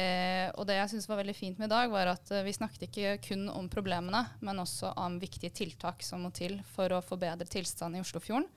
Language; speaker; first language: Norwegian; native; Norwegian